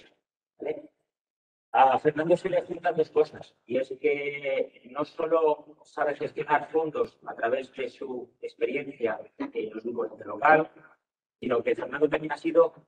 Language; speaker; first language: Spanish; native; Spanish